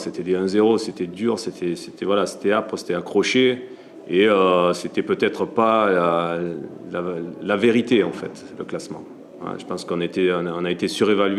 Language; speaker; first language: French; native; French